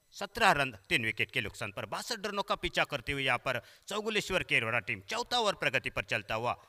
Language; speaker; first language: Hindi; non-native, local second language; Marathi